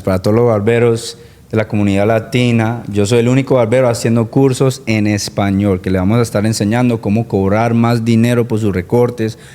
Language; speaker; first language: Spanish; early bilingual, heritage; Spanish